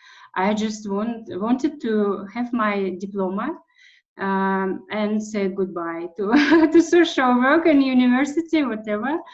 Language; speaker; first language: English; non-native, fluent; Russian